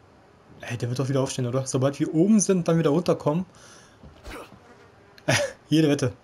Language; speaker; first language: German; native; German